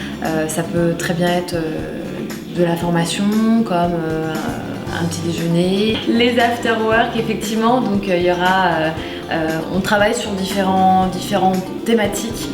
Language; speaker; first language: French; native; French